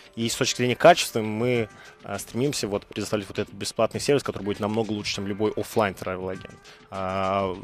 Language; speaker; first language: Russian; early bilingual, heritage; Russian